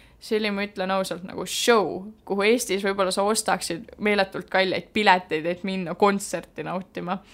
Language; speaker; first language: Estonian; native; Estonian